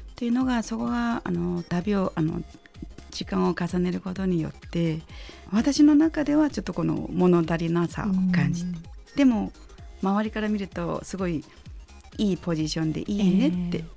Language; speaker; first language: Japanese; non-native, fluent; Chinese